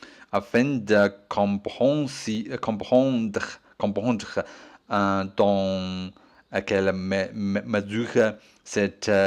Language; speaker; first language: French; non-native, learner; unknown